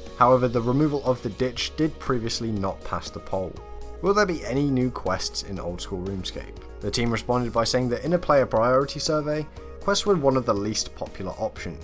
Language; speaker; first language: English; native; English